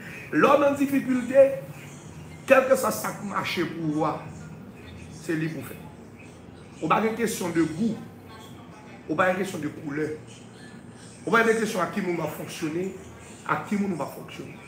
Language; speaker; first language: French; native; French